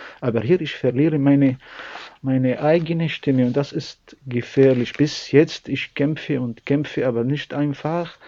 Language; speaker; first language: German; non-native, learner; Arabic